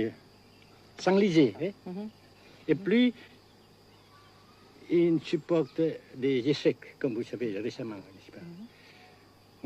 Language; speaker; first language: French; non-native, fluent; Vietnamese